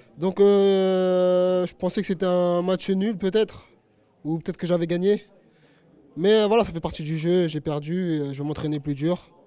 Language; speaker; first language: French; native; French